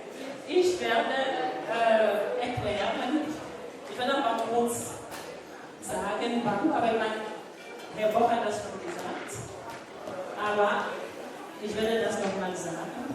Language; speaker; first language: German; non-native, learner; French